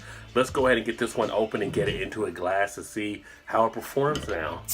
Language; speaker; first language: English; native; English